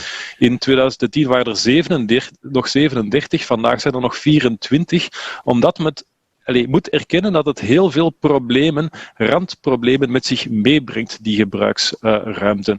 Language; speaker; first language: Dutch; native; Dutch